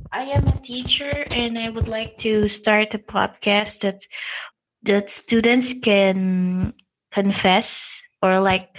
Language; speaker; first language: English; non-native, fluent; Persian